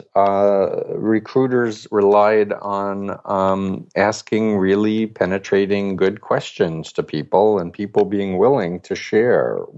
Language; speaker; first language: English; native; English